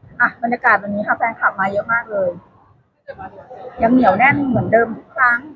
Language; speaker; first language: Thai; native; Thai